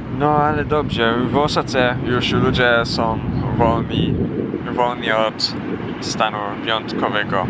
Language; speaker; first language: Polish; non-native, fluent; Japanese